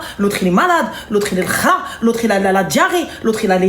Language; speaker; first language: French; native; French